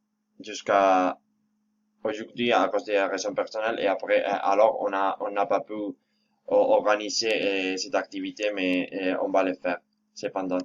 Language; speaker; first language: French; non-native, fluent; Spanish